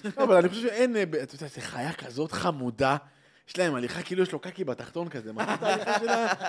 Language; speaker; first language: Hebrew; native; Hebrew